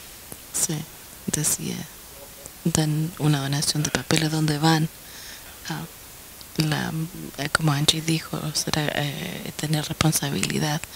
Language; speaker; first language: Spanish; non-native, fluent; English